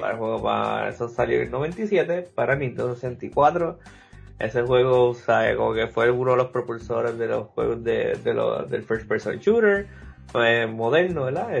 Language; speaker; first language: Spanish; native; Spanish